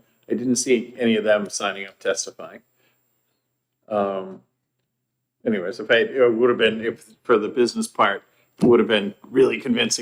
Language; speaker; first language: English; native; English